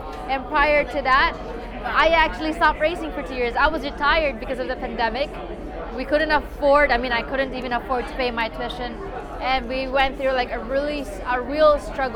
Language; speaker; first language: English; non-native, local second language; Filipino